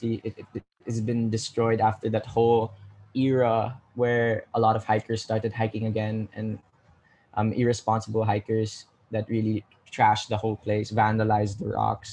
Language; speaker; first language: English; non-native, local second language; Filipino